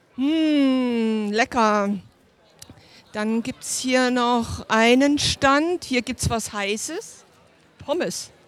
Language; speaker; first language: German; native; German